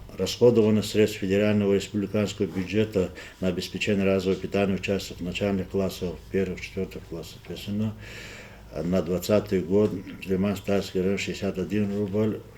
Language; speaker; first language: Russian; non-native, local second language; Lezghian